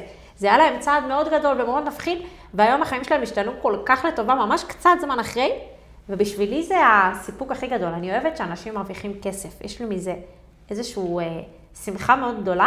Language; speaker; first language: Hebrew; native; Hebrew